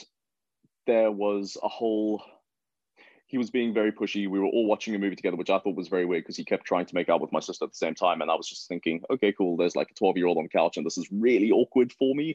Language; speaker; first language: English; native; English